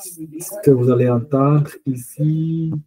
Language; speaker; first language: French; non-native, fluent; Punjabi